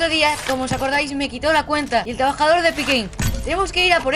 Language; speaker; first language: Spanish; native; Spanish